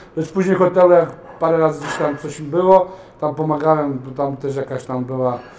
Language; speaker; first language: Polish; early bilingual, heritage; Serbian